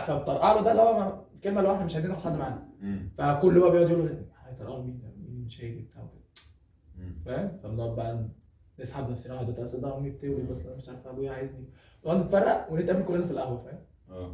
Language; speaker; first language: Arabic; native; Arabic